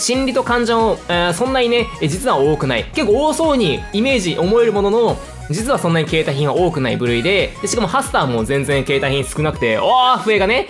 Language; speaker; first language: Japanese; native; Japanese